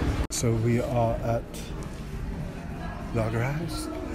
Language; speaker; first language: English; non-native, fluent; Swedish